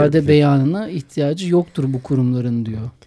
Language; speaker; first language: Turkish; native; Turkish